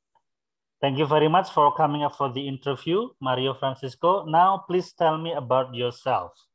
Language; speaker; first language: English; non-native, fluent; Indonesian